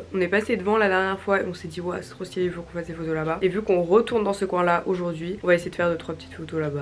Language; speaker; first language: French; native; French